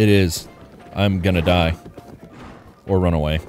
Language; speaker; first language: English; native; English